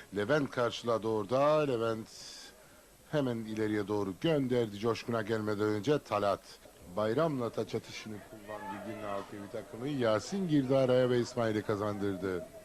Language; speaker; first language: Turkish; native; Turkish